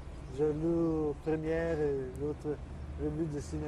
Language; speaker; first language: French; non-native, learner; Italian